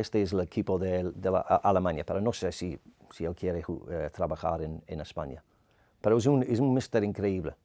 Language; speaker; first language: Spanish; non-native, learner; English